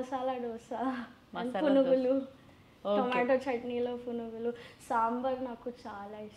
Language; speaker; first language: Telugu; non-native, learner; Gujarati